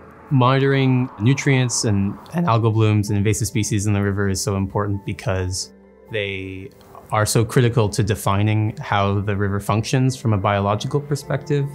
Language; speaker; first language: English; native; English